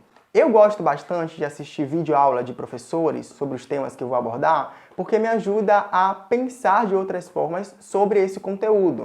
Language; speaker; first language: Portuguese; native; Portuguese